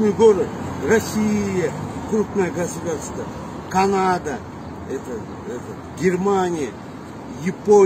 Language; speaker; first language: Russian; non-native, local second language; Kyrgyz